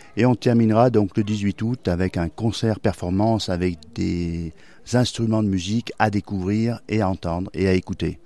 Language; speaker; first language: French; native; French